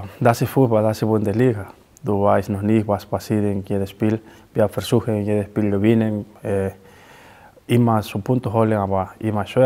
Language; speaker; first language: German; non-native, learner; Spanish